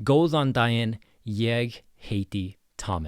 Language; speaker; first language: Icelandic; non-native, fluent; English